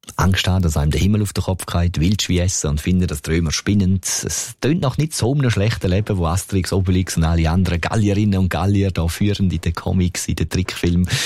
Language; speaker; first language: German; native; German